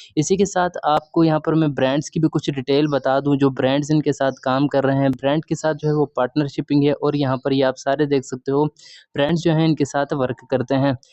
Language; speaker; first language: Urdu; non-native, local second language; Punjabi